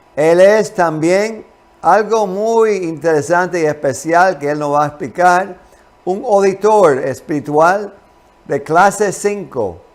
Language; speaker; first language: Spanish; non-native, fluent; English